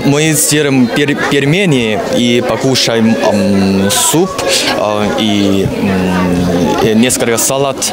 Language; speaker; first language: Russian; non-native, learner; Chinese